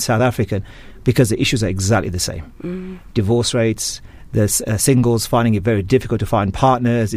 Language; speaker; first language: English; native; English